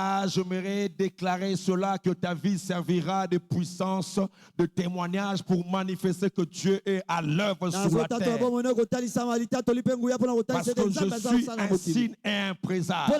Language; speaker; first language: French; non-native, local second language; Lingala